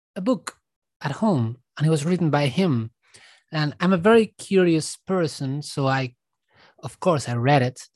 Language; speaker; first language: English; non-native, fluent; Spanish